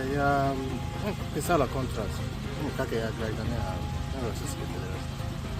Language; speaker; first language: Russian; non-native, learner; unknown